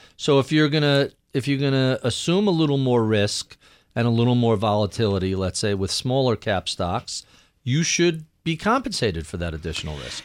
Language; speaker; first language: English; native; English